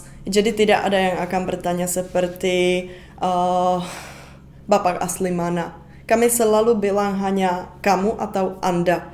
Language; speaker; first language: Indonesian; non-native, fluent; Czech